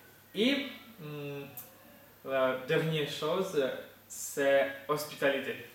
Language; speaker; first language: French; non-native, fluent; Ukrainian